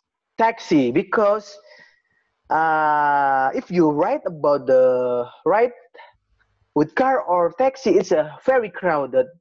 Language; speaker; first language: English; non-native, learner; Indonesian